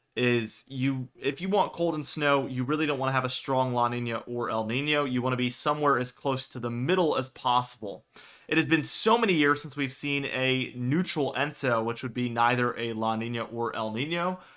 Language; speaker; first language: English; native; English